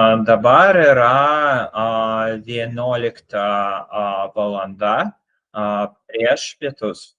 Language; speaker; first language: Lithuanian; non-native, learner; English